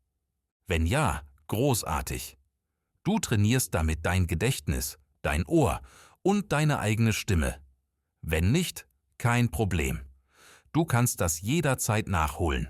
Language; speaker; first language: German; native; German